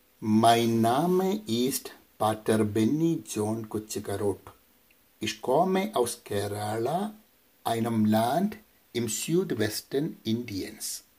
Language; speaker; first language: German; non-native, fluent; Malayalam